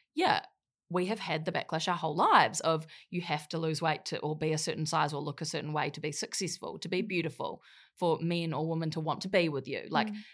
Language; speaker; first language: English; native; English